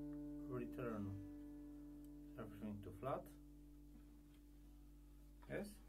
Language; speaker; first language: English; non-native, learner; Polish